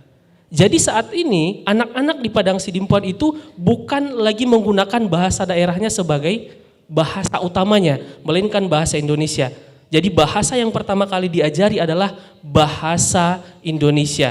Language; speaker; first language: Indonesian; non-native, local second language; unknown